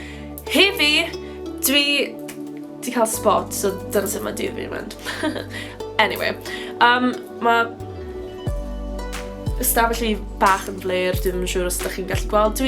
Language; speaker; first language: Welsh; non-native, local second language; English